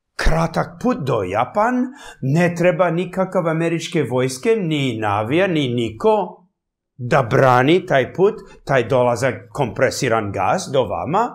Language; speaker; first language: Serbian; early bilingual, heritage; English